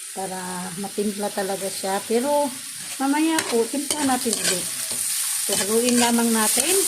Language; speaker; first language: Filipino; native; Filipino